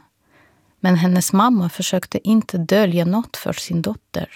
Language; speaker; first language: Swedish; non-native, fluent; Russian